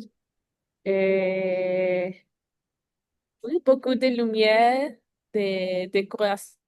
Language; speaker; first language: French; non-native, learner; Spanish